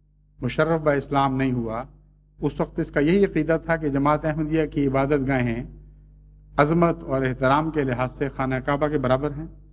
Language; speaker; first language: Urdu; native; Urdu